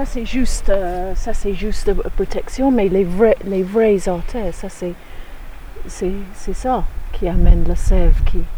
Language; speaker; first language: French; non-native, fluent; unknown